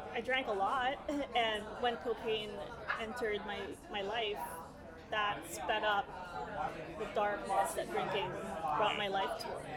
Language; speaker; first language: English; early bilingual, other home language; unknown